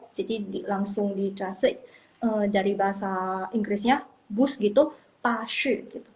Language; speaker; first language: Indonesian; non-native, local second language; Min Nan Chinese